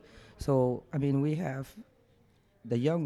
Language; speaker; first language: English; non-native, fluent; French